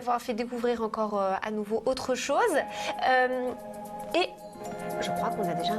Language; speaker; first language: French; native; French